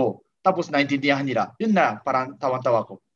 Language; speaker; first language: Filipino; non-native, learner; Japanese